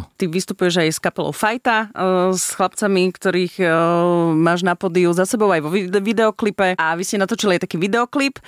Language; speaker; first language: Slovak; native; Slovak